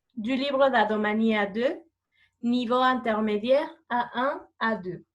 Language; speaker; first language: French; non-native, fluent; Spanish